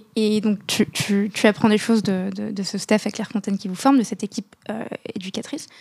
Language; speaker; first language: French; non-native, local second language; Arabic